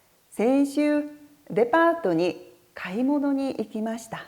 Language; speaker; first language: Japanese; non-native, fluent; Korean